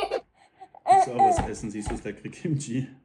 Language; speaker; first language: German; native; German